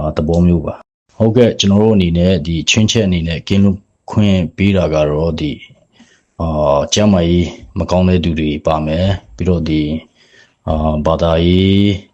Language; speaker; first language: Burmese; non-native, local second language; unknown